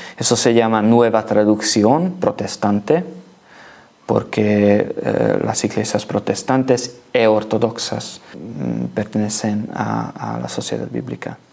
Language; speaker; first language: Spanish; non-native, learner; Hungarian